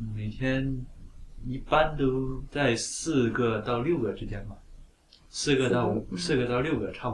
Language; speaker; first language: Chinese; native; Chinese